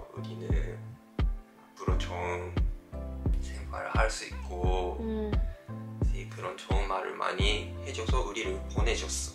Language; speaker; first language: Korean; non-native, fluent; Japanese